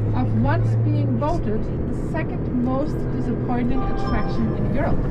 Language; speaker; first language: English; non-native, fluent; Danish